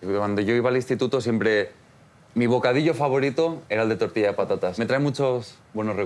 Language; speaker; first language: Spanish; early bilingual, heritage; Spanish